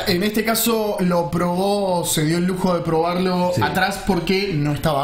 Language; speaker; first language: Spanish; native; Spanish